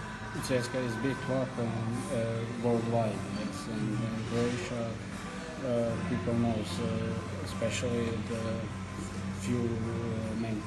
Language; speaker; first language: English; non-native, learner; Croatian